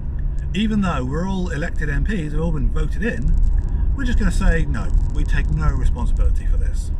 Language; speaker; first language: English; native; English